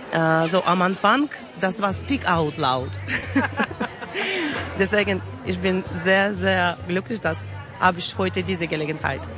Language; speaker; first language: German; non-native, learner; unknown